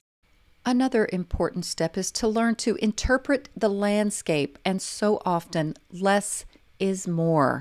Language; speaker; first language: English; native; English